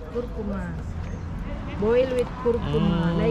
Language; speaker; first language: English; non-native, learner; Indonesian